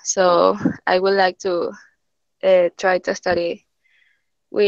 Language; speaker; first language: English; non-native, learner; Spanish